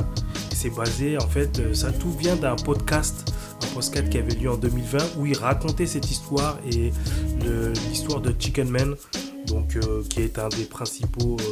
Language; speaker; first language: French; native; French